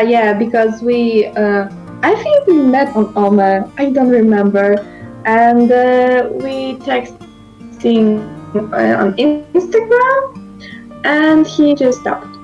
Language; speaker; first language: English; non-native, learner; Polish